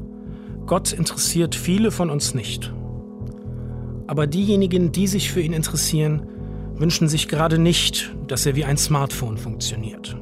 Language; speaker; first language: German; native; German